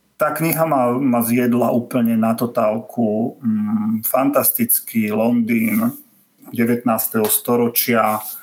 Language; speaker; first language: Slovak; native; Slovak